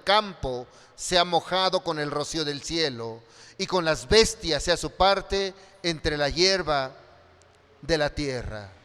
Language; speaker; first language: Spanish; native; Spanish